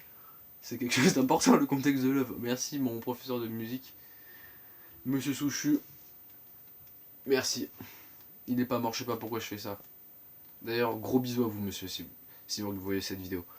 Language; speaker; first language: French; native; French